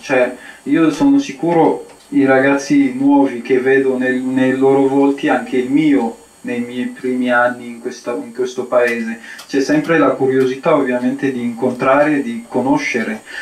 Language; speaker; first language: Italian; non-native, fluent; Amharic